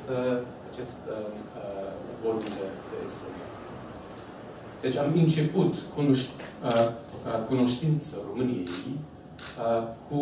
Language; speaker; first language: Romanian; non-native, fluent; English